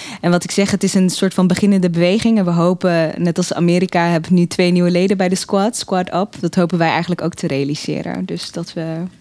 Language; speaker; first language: Dutch; early bilingual, other home language; Tigrinya